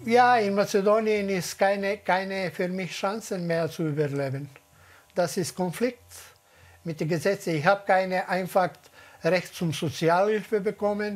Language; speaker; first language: German; non-native, learner; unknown